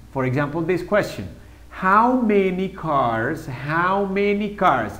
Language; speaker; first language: English; non-native, fluent; Spanish